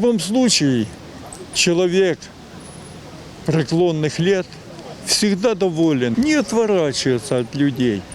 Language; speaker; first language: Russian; native; Russian